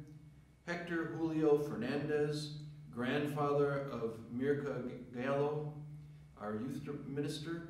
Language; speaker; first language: English; native; English